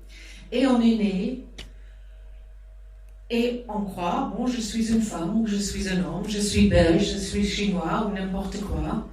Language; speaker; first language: French; non-native, fluent; German